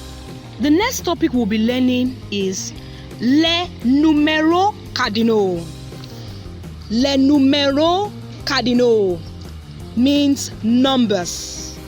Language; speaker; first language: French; non-native, fluent; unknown